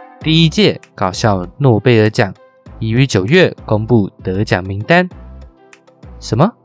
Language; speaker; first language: Chinese; native; Chinese